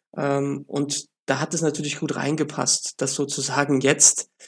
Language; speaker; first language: German; native; German